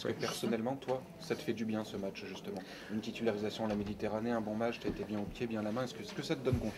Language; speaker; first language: French; native; French